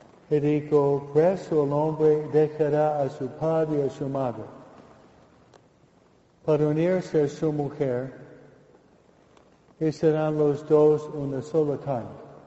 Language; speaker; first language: Spanish; non-native, fluent; English